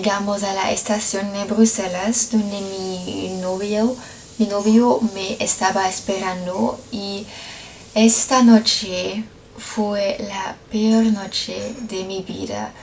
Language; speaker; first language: Spanish; non-native, learner; Dutch